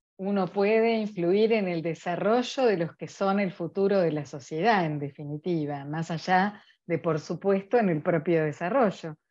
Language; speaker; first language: Spanish; native; Spanish